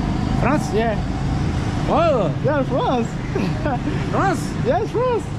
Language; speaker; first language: English; non-native, learner; French